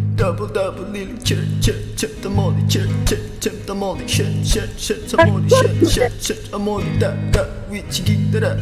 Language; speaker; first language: English; non-native, fluent; Indonesian